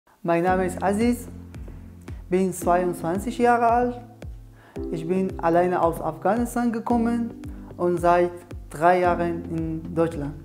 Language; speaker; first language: German; non-native, learner; Persian